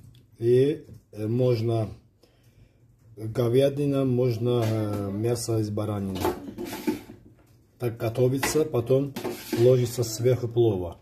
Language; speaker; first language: Russian; non-native, fluent; Azerbaijani